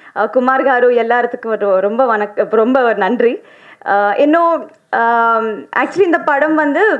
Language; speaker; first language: Tamil; non-native, learner; Telugu